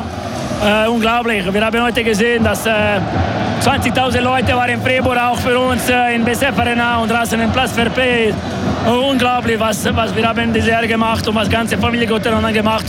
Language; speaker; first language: German; non-native, local second language; French